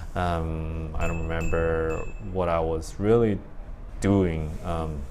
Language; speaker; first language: English; early bilingual, other home language; Chinese